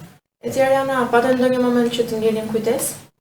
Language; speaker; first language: Albanian; native; Albanian